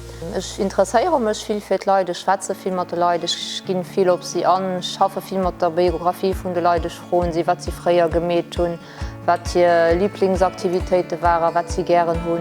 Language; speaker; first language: German; non-native, local second language; Luxembourgish